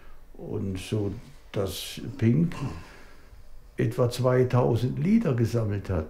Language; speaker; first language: German; non-native, local second language; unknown